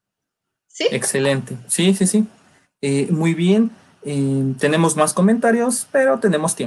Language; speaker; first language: Spanish; native; Spanish